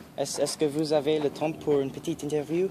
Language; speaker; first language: French; non-native, learner; English